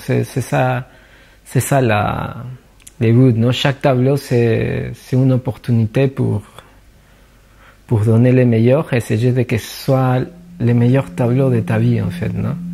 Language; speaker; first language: French; non-native, fluent; Spanish